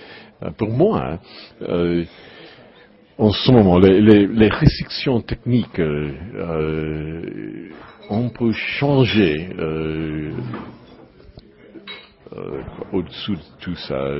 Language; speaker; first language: French; non-native, learner; English